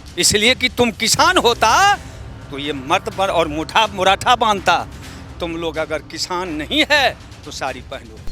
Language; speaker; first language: Hindi; native; Hindi